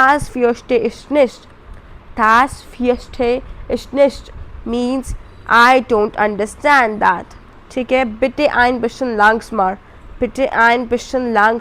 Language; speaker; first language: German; non-native, fluent; Hindi